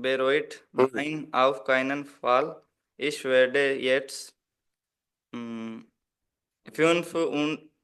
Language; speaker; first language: German; non-native, learner; Hindi